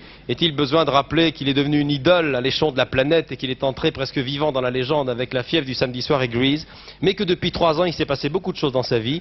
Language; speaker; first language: French; native; French